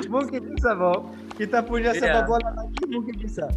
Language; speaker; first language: Indonesian; non-native, learner; Dutch